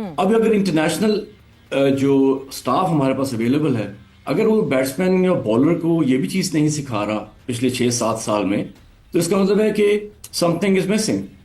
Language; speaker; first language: Urdu; native; Urdu